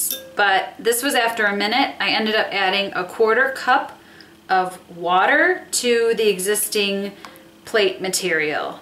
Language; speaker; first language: English; native; English